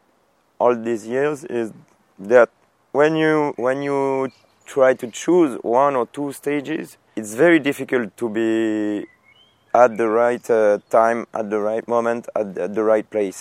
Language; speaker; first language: English; non-native, fluent; French